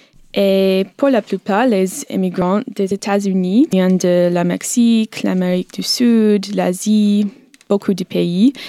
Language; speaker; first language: French; non-native, learner; English